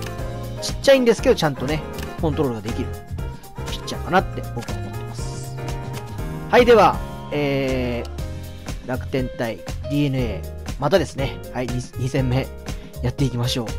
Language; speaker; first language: Japanese; native; Japanese